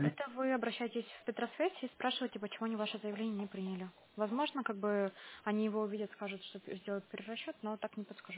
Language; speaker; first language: Russian; native; Russian